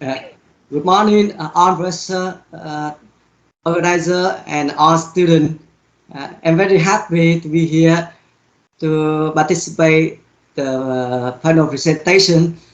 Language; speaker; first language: English; non-native, learner; Vietnamese